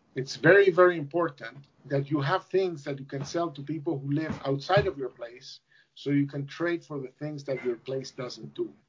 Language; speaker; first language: English; non-native, fluent; Spanish